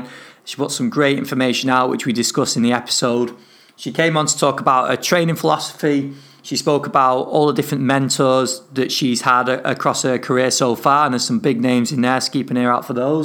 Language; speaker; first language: English; native; English